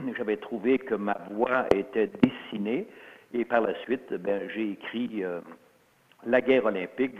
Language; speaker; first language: French; early bilingual, other home language; Swiss German